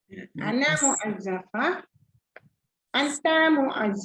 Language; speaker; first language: Arabic; non-native, learner; Malay